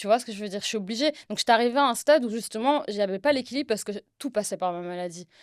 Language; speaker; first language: French; early bilingual, other home language; Arabic